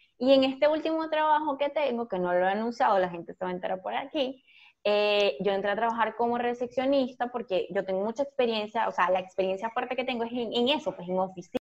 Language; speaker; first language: Spanish; native; Spanish